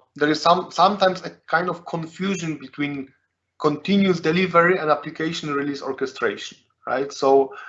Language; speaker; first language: English; non-native, fluent; Polish